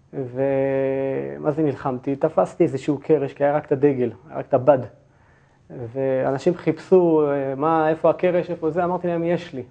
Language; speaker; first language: Hebrew; early bilingual, other home language; Turkish